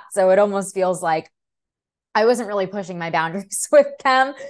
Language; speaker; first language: English; early bilingual, other home language; Russian